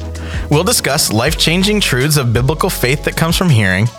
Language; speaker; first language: English; native; English